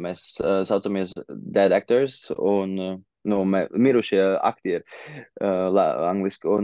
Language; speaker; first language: Latvian; early bilingual, heritage; Latvian